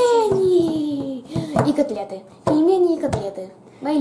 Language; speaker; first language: Russian; early bilingual, heritage; Russian